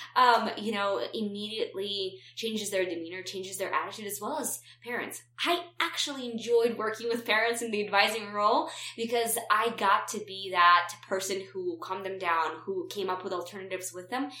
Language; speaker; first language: English; non-native, fluent; Romanian